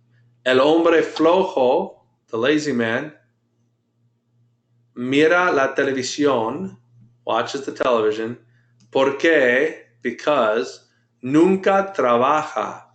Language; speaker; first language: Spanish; non-native, fluent; English